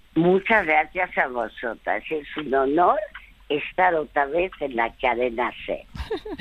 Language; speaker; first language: Spanish; early bilingual, other home language; French